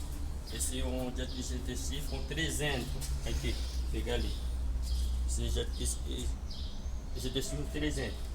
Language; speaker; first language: Portuguese; non-native, learner; Haitian Creole